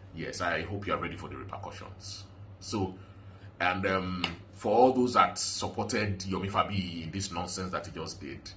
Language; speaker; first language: English; non-native, local second language; Yoruba